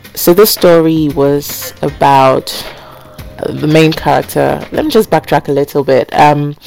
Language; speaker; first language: English; non-native, local second language; Akan